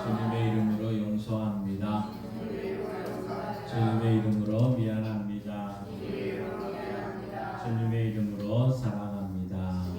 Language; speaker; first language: Korean; native; Korean